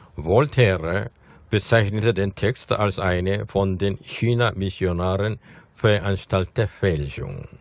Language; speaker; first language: German; non-native, fluent; Korean